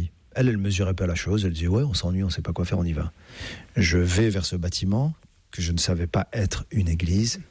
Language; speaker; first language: French; native; French